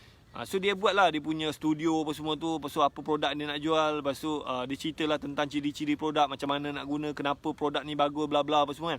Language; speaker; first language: Malay; native; Malay